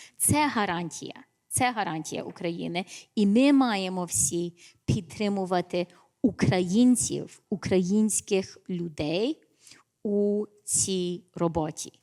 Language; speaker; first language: Ukrainian; early bilingual, heritage; English